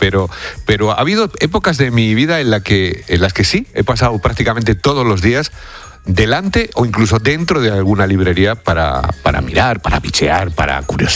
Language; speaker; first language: Spanish; native; Spanish